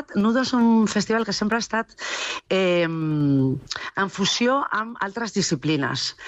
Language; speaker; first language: Catalan; non-native, local second language; Spanish